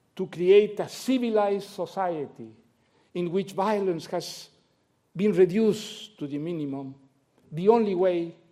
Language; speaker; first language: English; non-native, fluent; Spanish